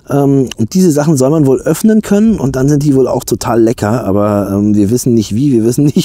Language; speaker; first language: German; native; German